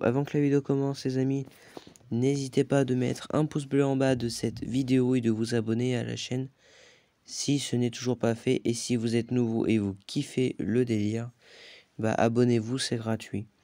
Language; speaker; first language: French; native; French